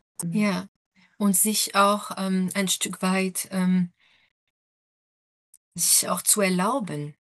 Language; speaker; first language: German; non-native, fluent; French